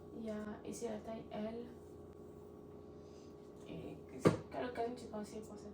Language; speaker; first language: French; non-native, learner; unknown